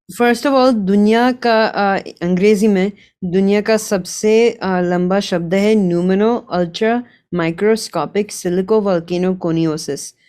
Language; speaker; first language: Hindi; early bilingual, heritage; Hindi